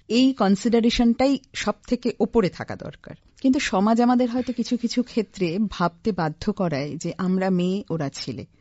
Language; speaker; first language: Bangla; native; Bangla